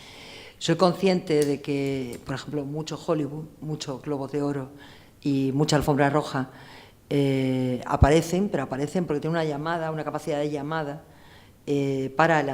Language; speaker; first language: Spanish; native; Spanish